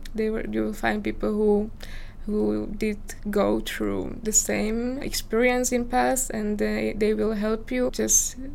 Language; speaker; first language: English; non-native, fluent; Slovak